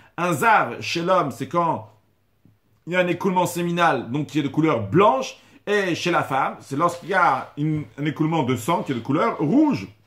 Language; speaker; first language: French; native; French